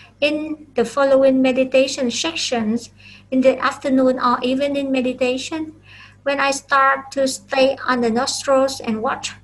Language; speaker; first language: English; non-native, fluent; Vietnamese